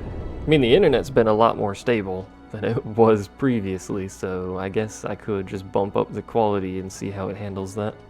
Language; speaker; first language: English; native; English